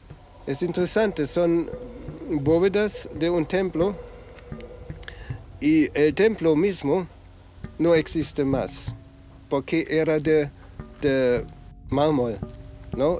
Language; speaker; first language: Spanish; non-native, fluent; German